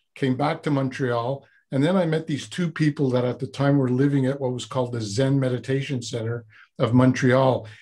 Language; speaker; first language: English; native; English